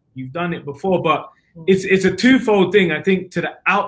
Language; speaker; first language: English; native; English